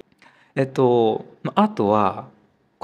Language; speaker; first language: Japanese; non-native, fluent; Burmese